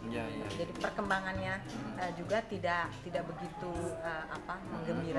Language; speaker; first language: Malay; non-native, local second language; Sundanese